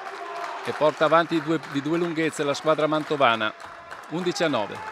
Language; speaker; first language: Italian; native; Italian